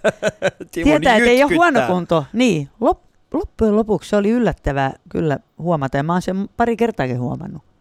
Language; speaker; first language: Finnish; native; Finnish